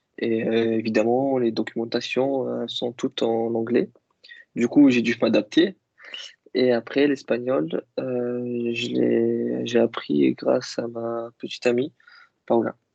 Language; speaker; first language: French; non-native, local second language; Kabyle